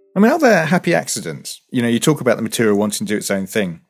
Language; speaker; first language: English; early bilingual, other home language; Yoruba